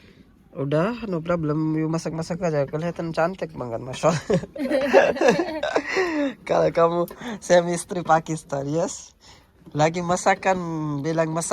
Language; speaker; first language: Indonesian; non-native, learner; Urdu